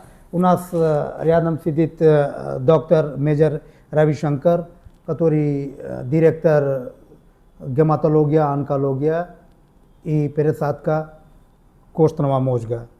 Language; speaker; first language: Russian; non-native, learner; Hindi